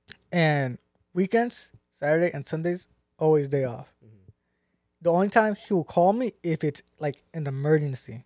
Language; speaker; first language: English; native; English